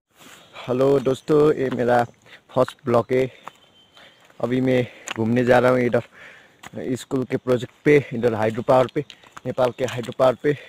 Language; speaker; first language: Hindi; non-native, learner; Nepali